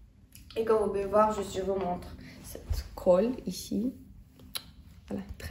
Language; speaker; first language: French; non-native, fluent; Estonian